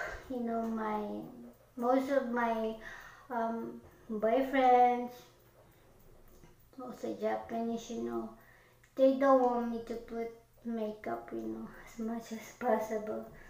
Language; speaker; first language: English; non-native, local second language; Filipino